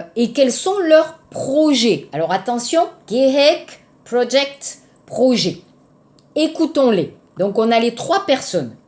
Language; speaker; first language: French; native; French